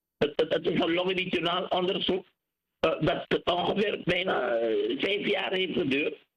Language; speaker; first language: Dutch; native; Dutch